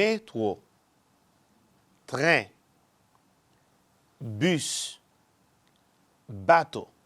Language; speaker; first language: French; non-native, fluent; Spanish